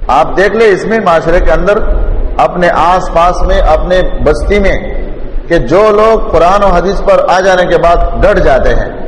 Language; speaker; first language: Urdu; non-native, local second language; Pashto